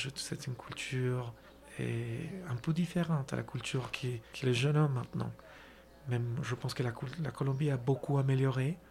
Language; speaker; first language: French; non-native, fluent; Spanish